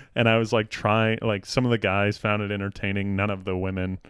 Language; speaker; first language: English; native; English